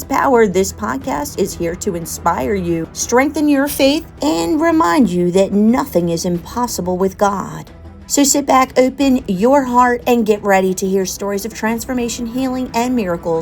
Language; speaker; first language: English; native; English